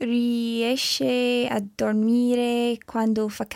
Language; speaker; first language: Italian; non-native, learner; English